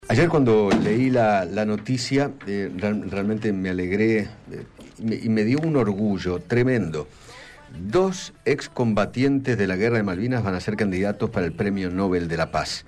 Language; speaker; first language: Spanish; native; Spanish